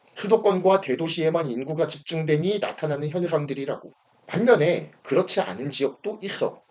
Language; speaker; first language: Korean; native; Korean